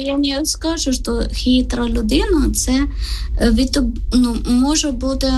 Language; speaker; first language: Ukrainian; non-native, learner; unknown